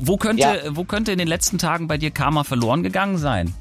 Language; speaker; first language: German; native; German